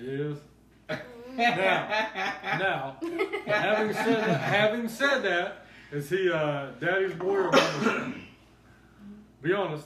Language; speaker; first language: English; native; English